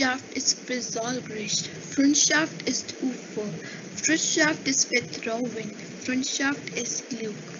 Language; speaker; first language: German; non-native, learner; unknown